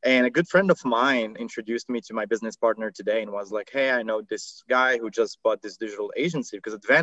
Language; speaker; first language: English; non-native, fluent; Arabic